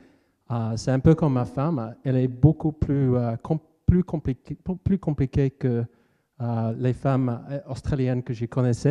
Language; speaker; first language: French; non-native, fluent; English